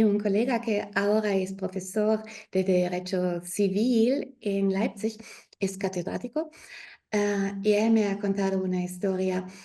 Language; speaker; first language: Spanish; non-native, learner; German